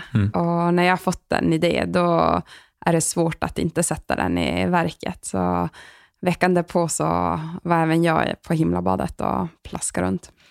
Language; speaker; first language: Swedish; native; Swedish